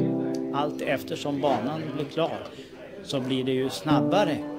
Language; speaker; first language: Swedish; native; Swedish